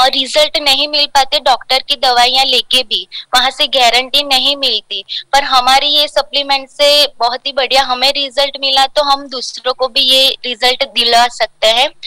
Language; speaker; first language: Hindi; non-native, local second language; Gujarati